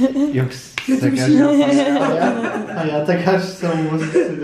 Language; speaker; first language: Turkish; native; Turkish